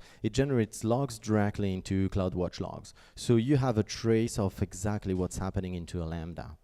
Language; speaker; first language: English; non-native, fluent; French